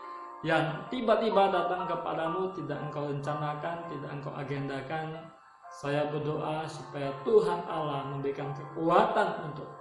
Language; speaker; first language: Indonesian; native; Indonesian